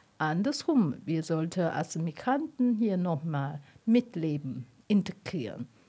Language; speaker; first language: German; non-native, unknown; Chinese